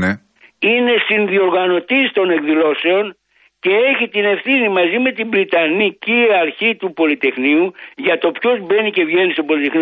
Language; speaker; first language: Greek; native; Greek